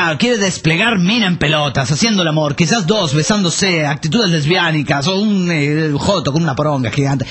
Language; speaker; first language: Spanish; native; Spanish